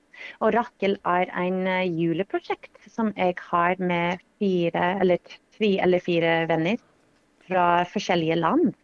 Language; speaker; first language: Norwegian; non-native, fluent; English